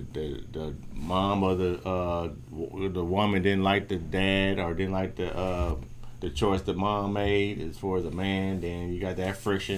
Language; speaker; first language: English; native; English